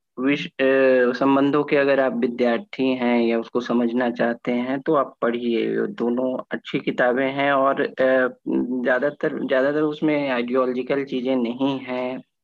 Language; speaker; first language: Hindi; native; Hindi